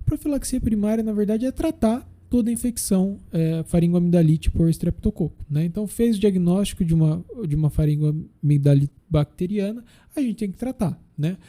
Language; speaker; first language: Portuguese; native; Portuguese